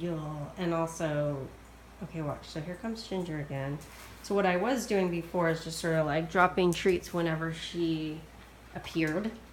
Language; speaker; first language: English; native; English